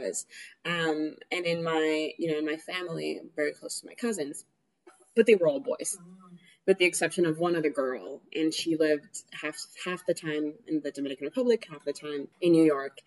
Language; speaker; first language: English; early bilingual, other home language; Spanish